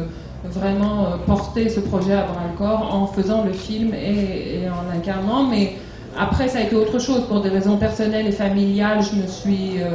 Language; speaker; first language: French; native; French